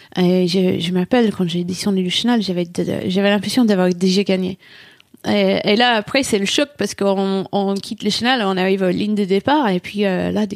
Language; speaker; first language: French; non-native, fluent; English